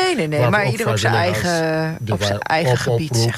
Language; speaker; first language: Dutch; native; Dutch